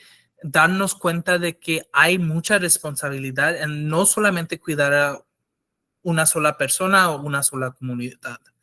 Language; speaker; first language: Spanish; non-native, fluent; English